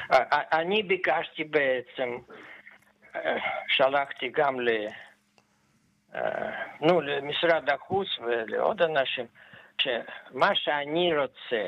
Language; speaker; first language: Hebrew; non-native, fluent; Russian